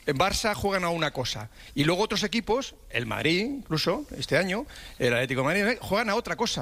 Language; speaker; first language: Spanish; native; Spanish